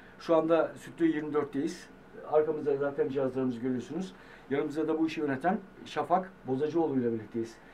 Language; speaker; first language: Turkish; native; Turkish